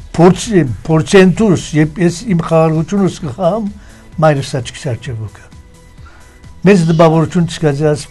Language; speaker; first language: Armenian; early bilingual, heritage; Armenian